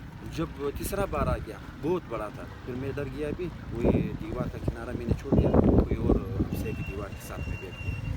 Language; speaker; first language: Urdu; non-native, local second language; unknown